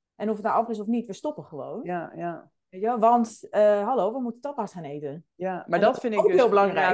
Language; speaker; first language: Dutch; native; Dutch